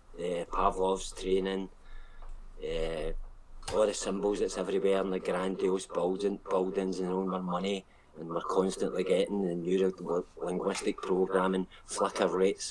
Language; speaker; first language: English; native; English